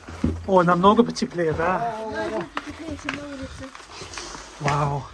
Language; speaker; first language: Russian; non-native, learner; English